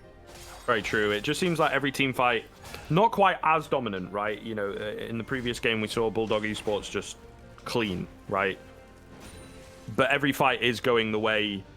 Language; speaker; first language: English; native; English